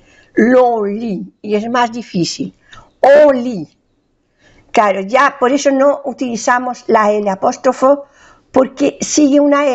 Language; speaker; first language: Spanish; non-native, fluent; French